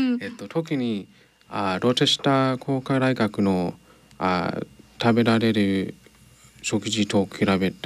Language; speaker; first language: Japanese; non-native, learner; English